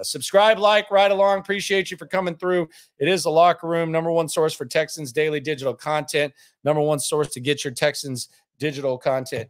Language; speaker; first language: English; native; English